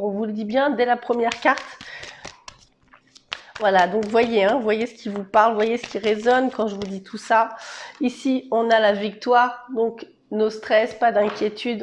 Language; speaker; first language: French; native; French